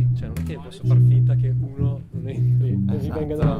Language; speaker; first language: Italian; native; Italian